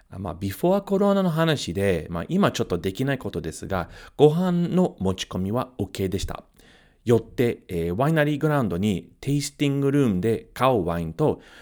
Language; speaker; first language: Japanese; non-native, fluent; English